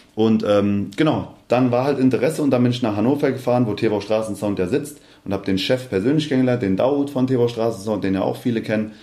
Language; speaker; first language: German; native; German